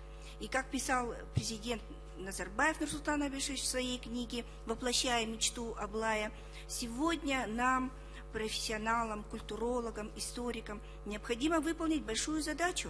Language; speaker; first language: Russian; native; Russian